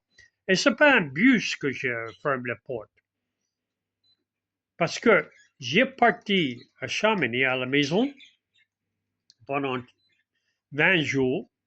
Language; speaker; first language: French; non-native, fluent; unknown